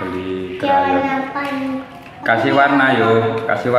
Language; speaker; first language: Indonesian; native; Indonesian